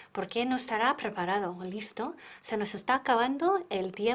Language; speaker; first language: Spanish; non-native, fluent; English